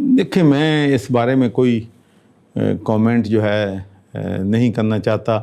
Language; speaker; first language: Urdu; non-native, local second language; Punjabi